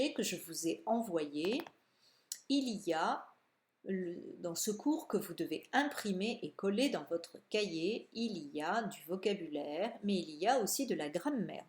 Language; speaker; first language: French; native; French